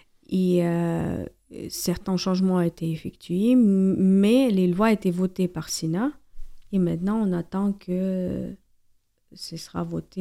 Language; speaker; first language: French; non-native, fluent; Ukrainian